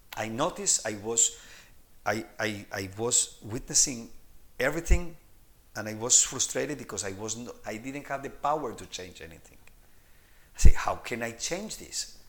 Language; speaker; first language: English; non-native, fluent; Spanish